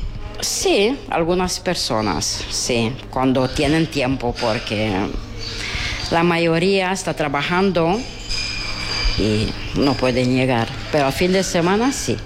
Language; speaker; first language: Spanish; non-native, learner; Romanian